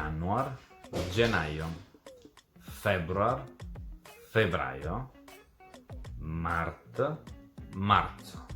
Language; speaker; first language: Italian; non-native, fluent; Serbian